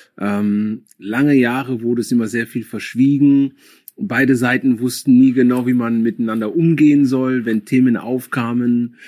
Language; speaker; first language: German; early bilingual, other home language; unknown